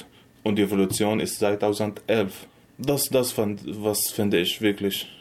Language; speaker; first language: German; non-native, learner; Arabic